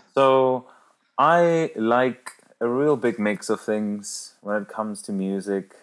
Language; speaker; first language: English; non-native, local second language; Afrikaans